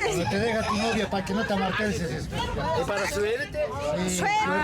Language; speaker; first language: Spanish; non-native, local second language; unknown